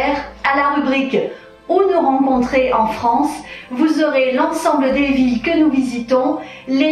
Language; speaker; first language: French; native; French